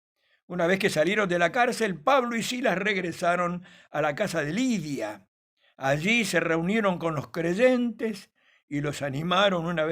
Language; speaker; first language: Spanish; native; Spanish